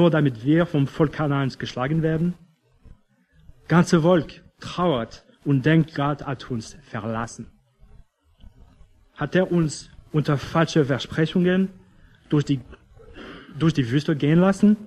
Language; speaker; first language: German; non-native, fluent; English